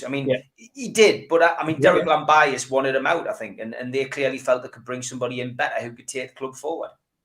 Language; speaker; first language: English; native; English